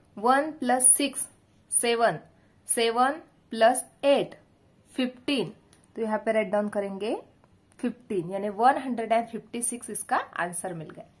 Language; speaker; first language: Hindi; non-native, local second language; Marathi